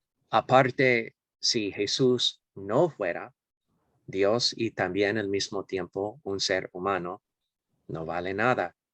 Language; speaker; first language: Spanish; non-native, fluent; English